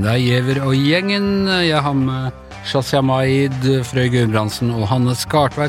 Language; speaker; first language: Norwegian; native; Norwegian